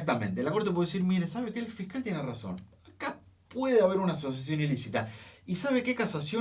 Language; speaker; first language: Spanish; native; Spanish